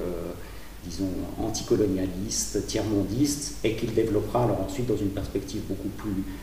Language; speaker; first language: French; native; French